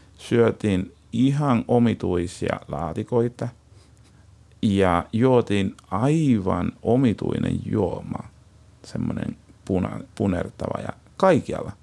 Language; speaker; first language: Finnish; non-native, fluent; Spanish